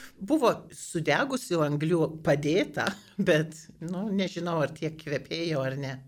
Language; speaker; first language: Lithuanian; early bilingual, heritage; Lithuanian